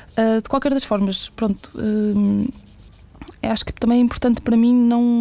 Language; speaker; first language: Portuguese; early bilingual, other home language; English